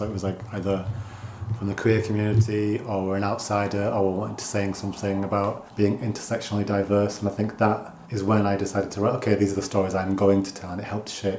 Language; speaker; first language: English; native; English